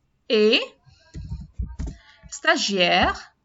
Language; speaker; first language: French; non-native, learner; Arabic